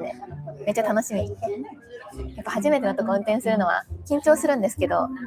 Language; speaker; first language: Japanese; native; Japanese